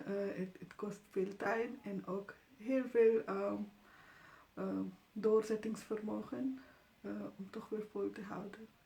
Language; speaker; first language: Dutch; non-native, fluent; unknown